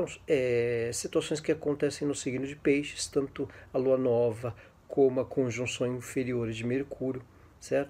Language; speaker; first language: Portuguese; native; Portuguese